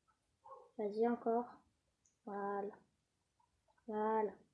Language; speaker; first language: French; native; French